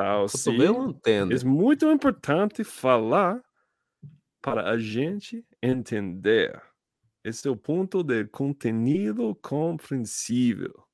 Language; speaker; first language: Portuguese; non-native, learner; English